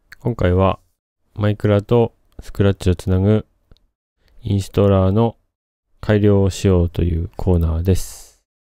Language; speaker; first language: Japanese; native; Japanese